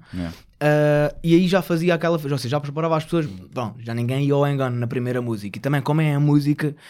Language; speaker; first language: Portuguese; native; Portuguese